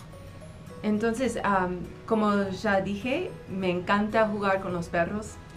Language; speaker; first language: Spanish; non-native, fluent; English